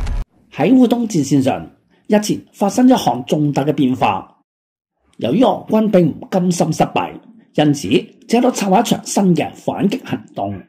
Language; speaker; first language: Chinese; non-native, local second language; Cantonese